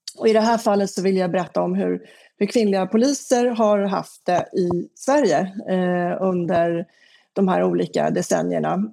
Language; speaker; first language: Swedish; native; Swedish